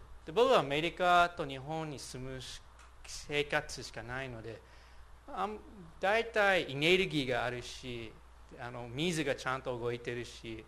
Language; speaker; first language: Japanese; non-native, fluent; English